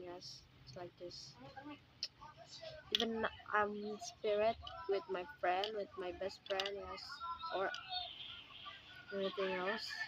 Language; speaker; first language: English; non-native, learner; Indonesian